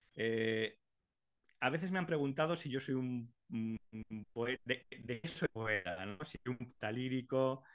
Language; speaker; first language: Spanish; native; Spanish